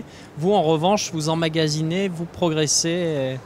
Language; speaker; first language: French; native; French